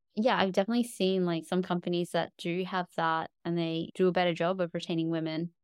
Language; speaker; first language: English; native; English